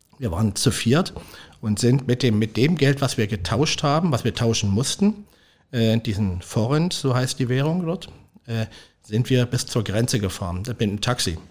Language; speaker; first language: German; native; German